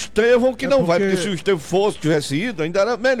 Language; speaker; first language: Portuguese; native; Portuguese